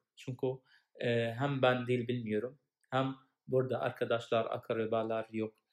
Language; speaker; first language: Turkish; non-native, learner; Arabic